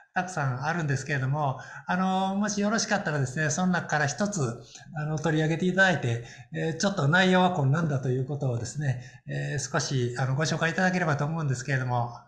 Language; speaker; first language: Japanese; native; Japanese